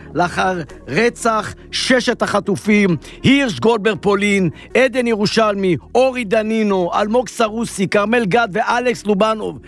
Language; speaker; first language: Hebrew; native; Hebrew